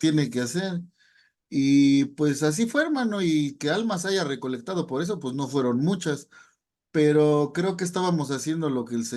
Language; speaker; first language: Spanish; native; Spanish